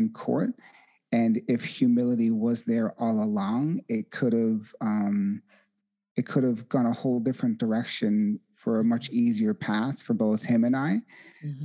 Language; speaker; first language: English; native; English